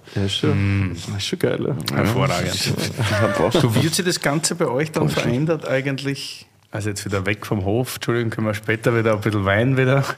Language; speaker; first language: German; native; German